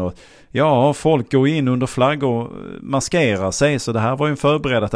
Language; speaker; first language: Swedish; native; Swedish